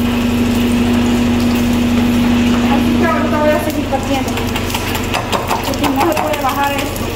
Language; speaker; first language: Spanish; native; Spanish